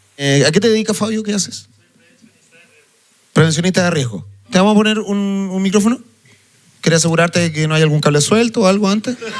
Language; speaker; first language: Spanish; native; Spanish